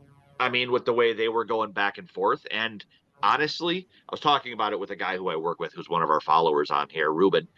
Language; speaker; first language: English; native; English